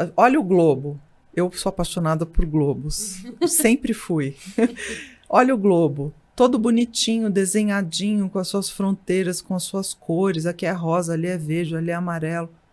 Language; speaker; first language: Portuguese; native; Portuguese